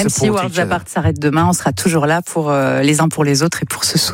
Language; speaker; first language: French; native; French